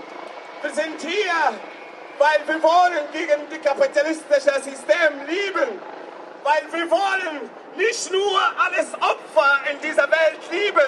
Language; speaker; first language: German; non-native, learner; Arabic